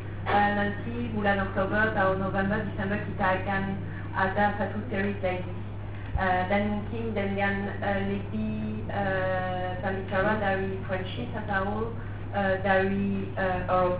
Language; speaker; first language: Indonesian; non-native, fluent; French